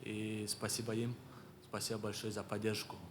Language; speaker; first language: Russian; non-native, local second language; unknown